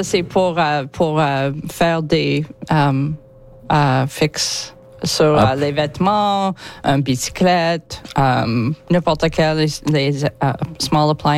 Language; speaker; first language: French; non-native, learner; English